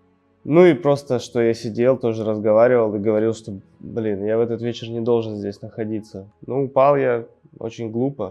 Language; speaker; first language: Russian; native; Russian